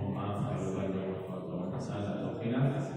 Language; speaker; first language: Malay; non-native, learner; Arabic